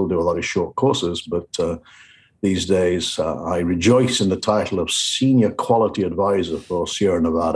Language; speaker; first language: English; native; English